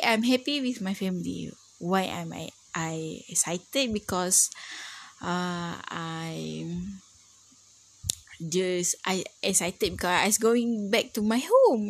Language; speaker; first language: English; non-native, learner; Malay